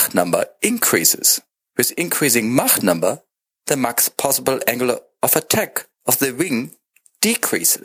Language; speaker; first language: English; non-native, fluent; German